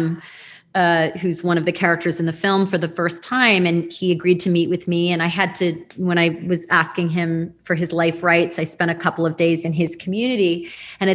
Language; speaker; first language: English; native; English